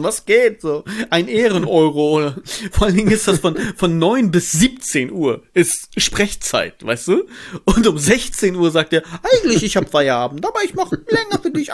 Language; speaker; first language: German; native; German